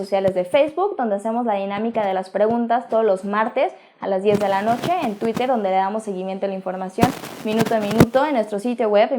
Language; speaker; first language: Spanish; native; Spanish